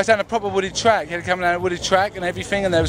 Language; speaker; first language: English; native; English